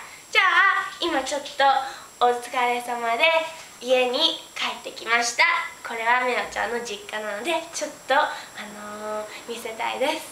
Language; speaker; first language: Japanese; early bilingual, heritage; Japanese